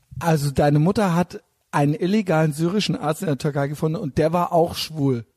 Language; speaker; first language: German; native; German